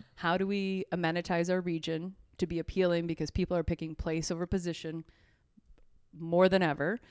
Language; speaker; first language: English; native; English